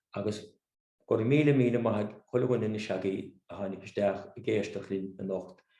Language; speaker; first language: Irish; native; Irish